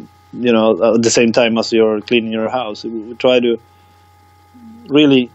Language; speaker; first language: English; non-native, fluent; Swedish